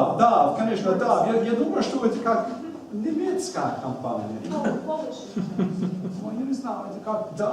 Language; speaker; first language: Russian; non-native, learner; English